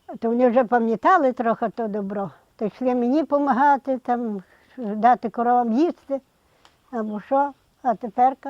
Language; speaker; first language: Ukrainian; native; Ukrainian